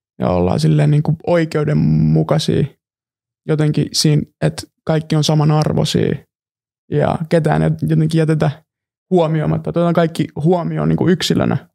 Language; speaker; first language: Finnish; early bilingual, other home language; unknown